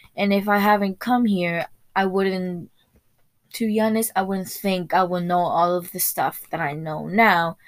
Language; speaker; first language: English; early bilingual, other home language; Spanish